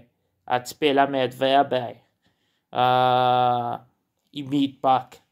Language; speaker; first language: Swedish; non-native, learner; Portuguese